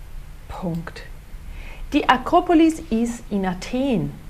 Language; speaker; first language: German; non-native, fluent; Portuguese